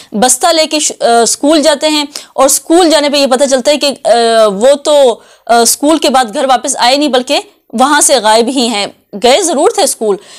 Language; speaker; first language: Urdu; native; Urdu